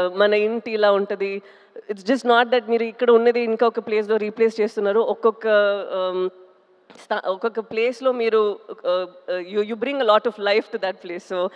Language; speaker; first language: Telugu; non-native, fluent; Tamil